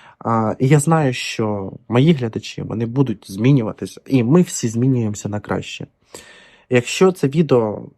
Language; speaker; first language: Ukrainian; non-native, local second language; Russian